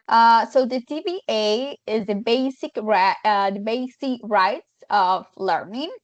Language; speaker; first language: English; non-native, fluent; Spanish